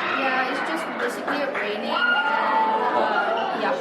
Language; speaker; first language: English; non-native, learner; Indonesian